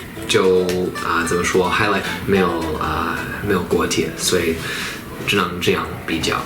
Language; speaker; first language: Chinese; non-native, fluent; English